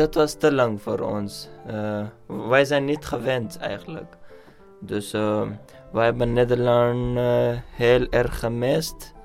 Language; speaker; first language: Dutch; non-native, learner; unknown